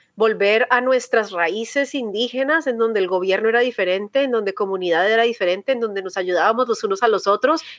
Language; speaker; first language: Spanish; native; Spanish